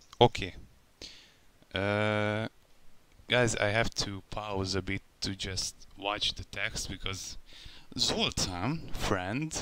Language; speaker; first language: English; non-native, learner; Hungarian